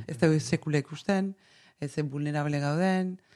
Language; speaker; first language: Basque; native; Basque